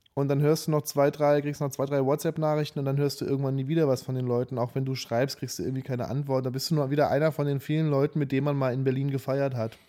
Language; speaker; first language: German; native; German